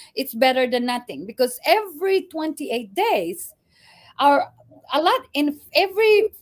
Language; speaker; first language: English; non-native, local second language; Cebuano